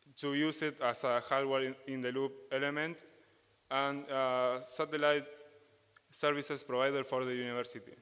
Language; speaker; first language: English; non-native, fluent; Spanish